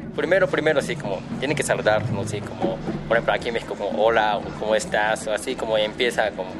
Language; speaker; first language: Spanish; non-native, fluent; Japanese